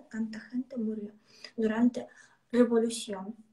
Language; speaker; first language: Spanish; non-native, fluent; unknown